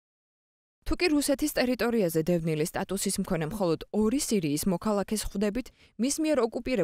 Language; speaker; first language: Georgian; native; Georgian